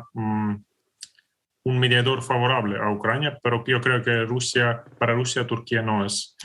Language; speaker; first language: Spanish; non-native, fluent; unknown